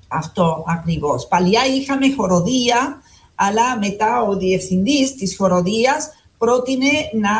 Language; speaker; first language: Greek; non-native, fluent; Spanish